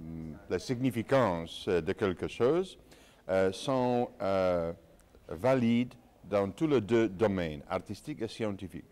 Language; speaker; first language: French; non-native, fluent; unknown